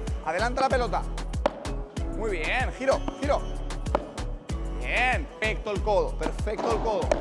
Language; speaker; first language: Spanish; native; Spanish